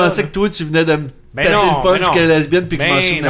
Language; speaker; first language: French; native; French